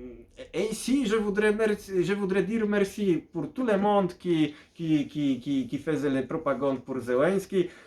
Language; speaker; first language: French; non-native, fluent; Polish